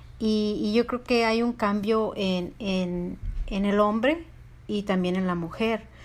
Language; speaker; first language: Spanish; early bilingual, heritage; Spanish